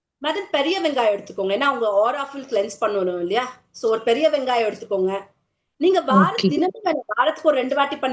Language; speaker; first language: Tamil; native; Tamil